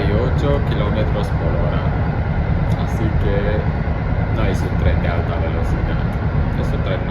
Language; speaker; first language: Spanish; non-native, fluent; German